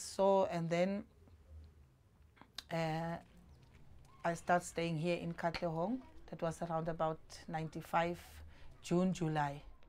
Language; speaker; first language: English; non-native, local second language; Afrikaans